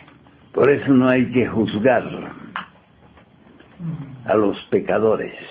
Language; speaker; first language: Spanish; native; Spanish